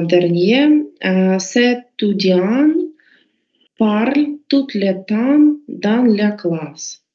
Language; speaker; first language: French; non-native, learner; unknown